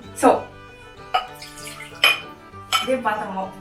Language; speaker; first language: Japanese; non-native, fluent; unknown